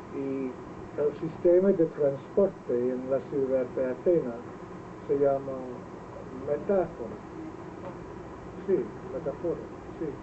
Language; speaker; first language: Spanish; non-native, fluent; Welsh